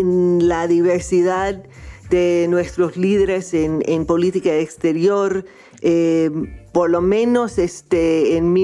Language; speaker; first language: Spanish; non-native, fluent; English